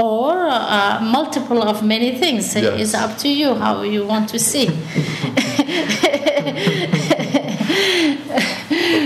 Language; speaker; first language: English; early bilingual, other home language; Tibetan